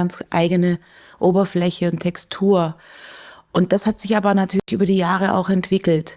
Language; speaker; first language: German; native; German